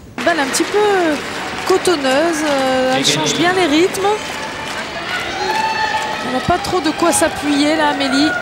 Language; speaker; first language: French; native; French